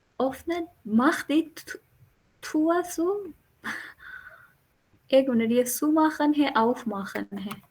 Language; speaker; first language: German; non-native, fluent; Urdu